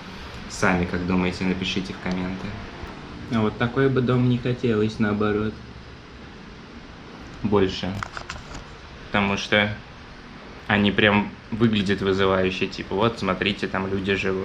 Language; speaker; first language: Russian; native; Russian